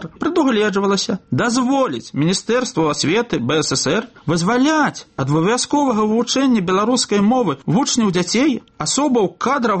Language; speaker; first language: Belarusian; native; Belarusian